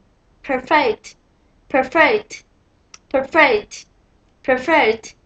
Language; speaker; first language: English; non-native, learner; Vietnamese